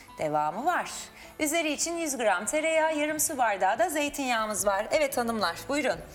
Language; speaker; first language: Turkish; native; Turkish